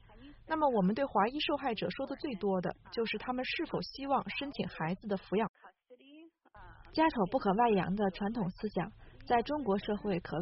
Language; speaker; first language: Chinese; native; Chinese